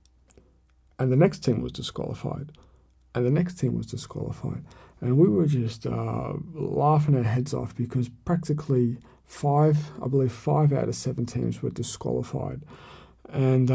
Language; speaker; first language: English; native; English